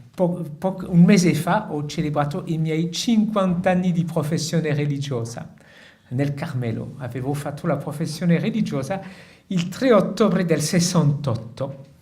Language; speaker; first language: Italian; non-native, fluent; French